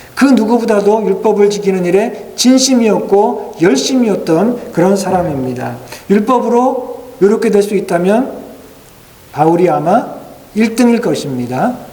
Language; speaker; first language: Korean; native; Korean